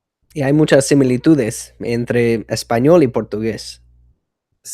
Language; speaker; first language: Spanish; non-native, fluent; English